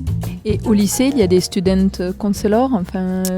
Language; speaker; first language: French; native; French